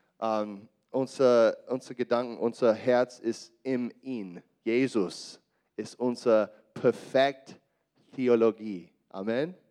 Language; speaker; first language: German; non-native, learner; English